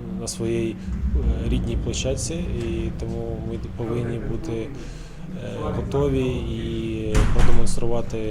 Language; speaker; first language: Ukrainian; non-native, local second language; Russian